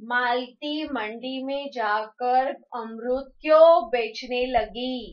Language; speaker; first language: Hindi; non-native, local second language; Marathi